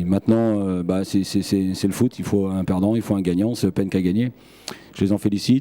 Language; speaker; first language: French; native; French